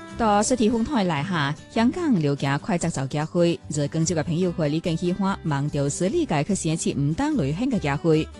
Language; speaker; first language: Chinese; non-native, local second language; Cantonese